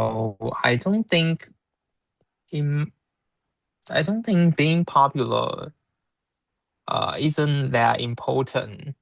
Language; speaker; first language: English; non-native, learner; Chinese